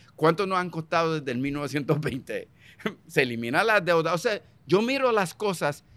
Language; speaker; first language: Spanish; early bilingual, heritage; Spanish